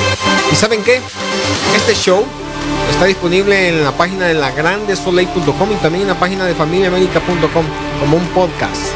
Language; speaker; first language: Spanish; native; Spanish